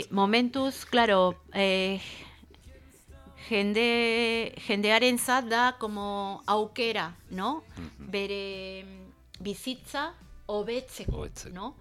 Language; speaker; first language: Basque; non-native, learner; Spanish